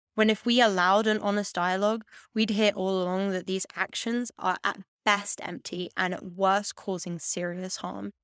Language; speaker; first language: English; native; English